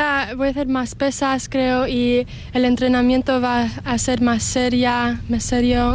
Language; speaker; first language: Spanish; early bilingual, heritage; English